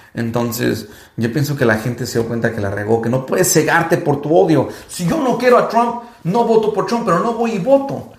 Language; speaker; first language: Spanish; early bilingual, heritage; Spanish